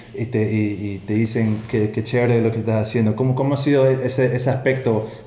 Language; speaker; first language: Spanish; non-native, fluent; English